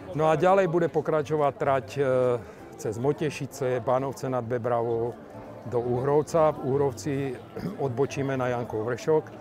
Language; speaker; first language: Slovak; native; Slovak